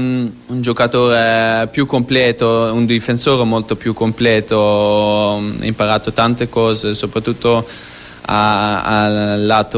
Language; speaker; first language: Italian; non-native, fluent; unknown